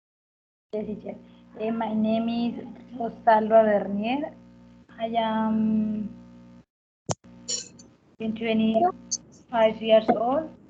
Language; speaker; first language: English; non-native, learner; Spanish